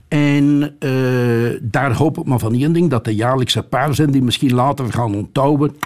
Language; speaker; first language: Dutch; native; Dutch